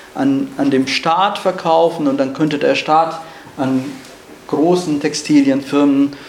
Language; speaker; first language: German; non-native, fluent; Arabic